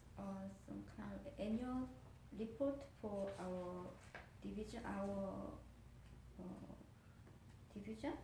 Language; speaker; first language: English; non-native, learner; Korean